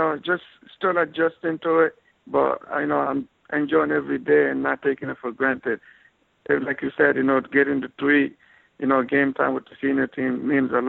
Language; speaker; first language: English; non-native, fluent; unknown